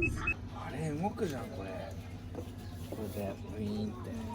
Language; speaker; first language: Japanese; native; Japanese